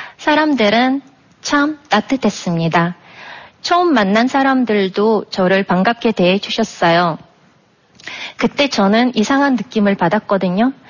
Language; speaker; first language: Korean; non-native, fluent; Russian